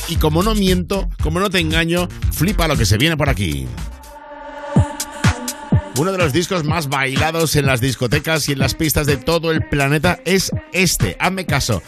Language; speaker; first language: Spanish; native; Spanish